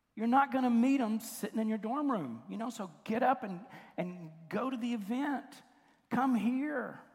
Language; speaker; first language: English; native; English